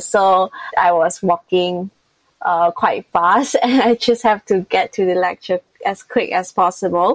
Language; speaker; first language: English; non-native, local second language; Chinese